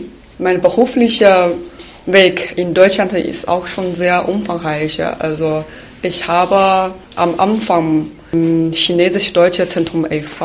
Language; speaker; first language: German; non-native, fluent; Chinese